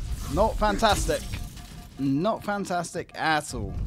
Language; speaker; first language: English; native; English